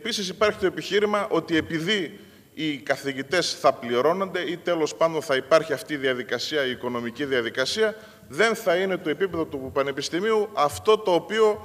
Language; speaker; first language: Greek; native; Greek